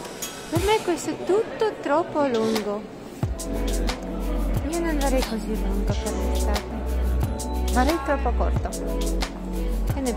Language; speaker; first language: Italian; non-native, learner; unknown